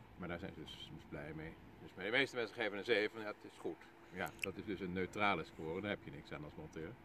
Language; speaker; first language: Dutch; native; Dutch